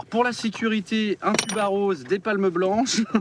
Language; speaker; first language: French; native; French